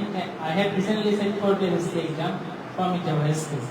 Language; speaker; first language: English; non-native, learner; Bangla